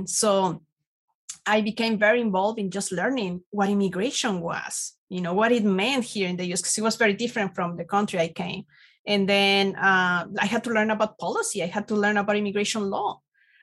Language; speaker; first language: English; non-native, fluent; Spanish